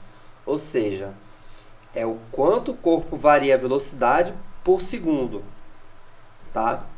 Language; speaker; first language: Portuguese; native; Portuguese